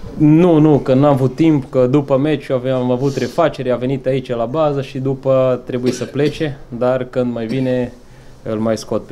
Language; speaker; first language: Romanian; non-native, fluent; Portuguese